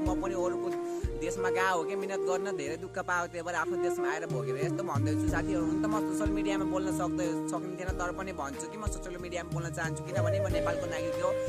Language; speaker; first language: Nepali; native; Nepali